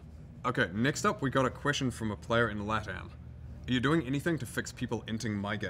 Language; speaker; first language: English; native; English